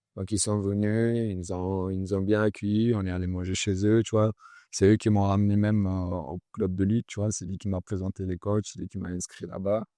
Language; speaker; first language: French; early bilingual, other home language; Chechen